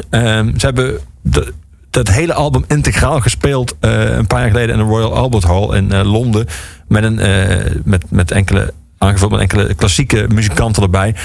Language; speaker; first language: Dutch; native; Dutch